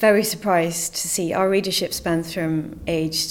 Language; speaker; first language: English; native; English